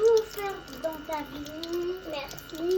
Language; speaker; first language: French; native; French